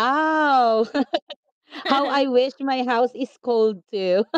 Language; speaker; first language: English; non-native, local second language; Filipino